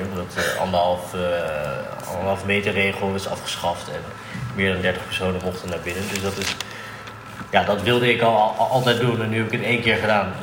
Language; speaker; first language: Dutch; native; Dutch